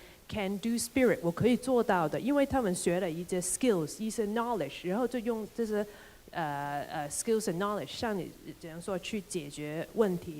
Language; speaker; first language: Chinese; non-native, local second language; Cantonese